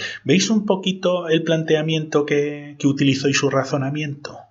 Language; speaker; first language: Spanish; native; Spanish